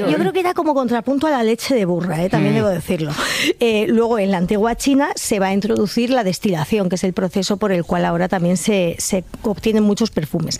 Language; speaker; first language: Spanish; native; Spanish